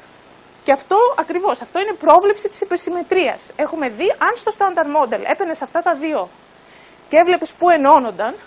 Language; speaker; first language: Greek; native; Greek